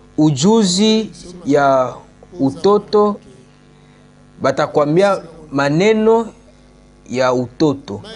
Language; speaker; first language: Swahili; non-native, local second language; Lingala